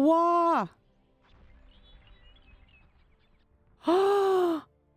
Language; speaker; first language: Japanese; non-native, learner; English